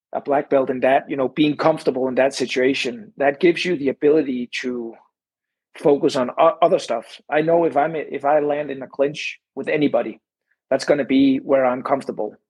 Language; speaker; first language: English; non-native, fluent; Danish